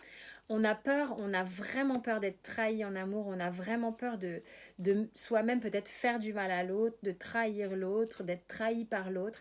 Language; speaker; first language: French; native; French